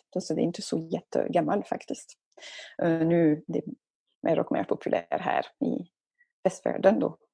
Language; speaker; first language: Swedish; non-native, fluent; French